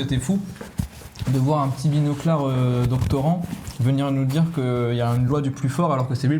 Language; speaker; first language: French; native; French